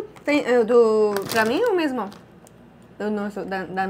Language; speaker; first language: Portuguese; non-native, fluent; Spanish